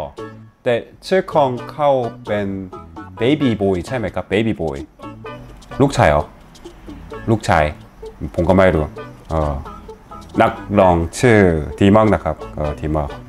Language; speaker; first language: Thai; non-native, learner; Korean